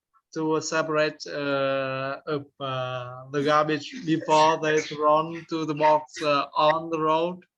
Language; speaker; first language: English; non-native, learner; Vietnamese